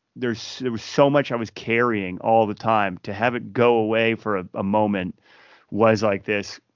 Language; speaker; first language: English; native; English